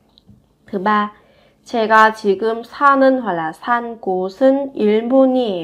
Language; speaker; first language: Korean; non-native, fluent; Vietnamese